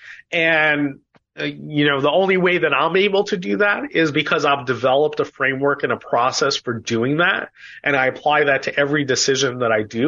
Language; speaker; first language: English; native; English